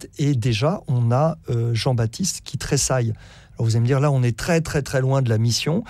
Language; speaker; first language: French; native; French